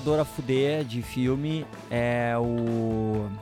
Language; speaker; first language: Portuguese; native; Portuguese